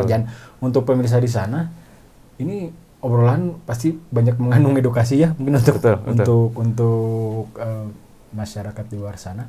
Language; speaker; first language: Indonesian; non-native, local second language; Sundanese